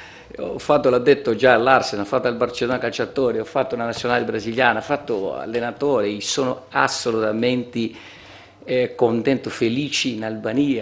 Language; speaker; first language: Italian; non-native, fluent; Portuguese